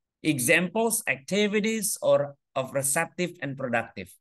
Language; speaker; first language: English; non-native, fluent; Indonesian